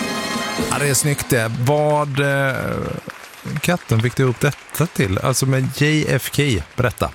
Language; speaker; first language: Swedish; native; Swedish